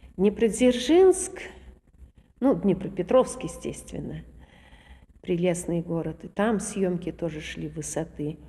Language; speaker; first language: Russian; native; Russian